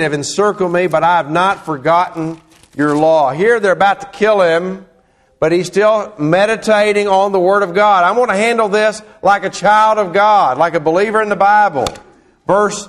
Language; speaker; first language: English; native; English